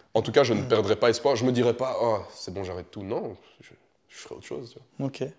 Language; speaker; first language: French; early bilingual, other home language; Romanian